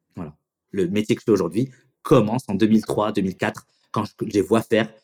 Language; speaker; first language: French; native; French